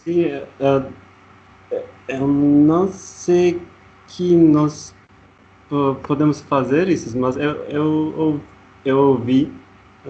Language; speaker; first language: Portuguese; non-native, learner; Russian